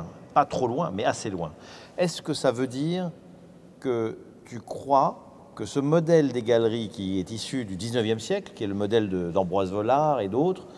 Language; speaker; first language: French; native; French